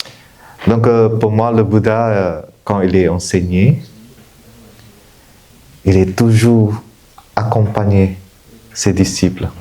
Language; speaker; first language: French; non-native, fluent; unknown